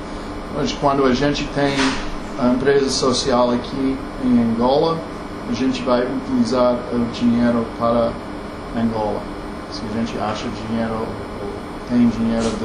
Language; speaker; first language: Portuguese; non-native, learner; English